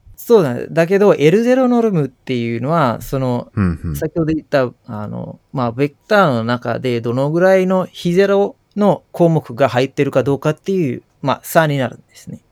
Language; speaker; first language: Japanese; non-native, fluent; Sinhala